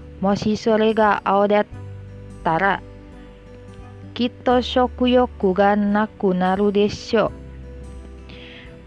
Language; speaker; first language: Japanese; non-native, learner; Indonesian